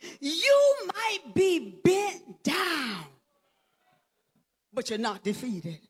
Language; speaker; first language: English; native; English